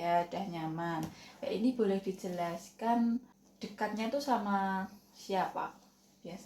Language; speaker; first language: Indonesian; native; Indonesian